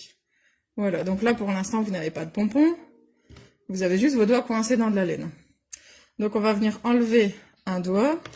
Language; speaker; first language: French; native; French